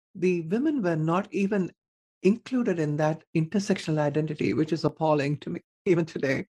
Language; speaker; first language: English; non-native, local second language; Tamil